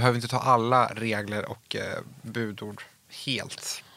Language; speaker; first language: Swedish; native; Swedish